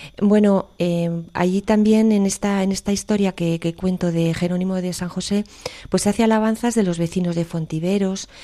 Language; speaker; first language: Spanish; native; Spanish